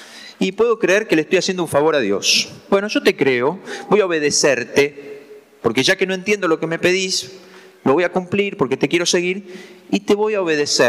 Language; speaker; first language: Spanish; native; Spanish